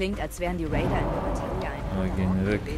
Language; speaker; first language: German; non-native, fluent; Polish